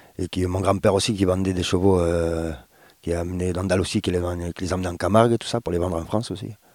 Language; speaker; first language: French; early bilingual, other home language; Spanish